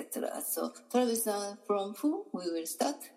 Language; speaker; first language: English; non-native, learner; Japanese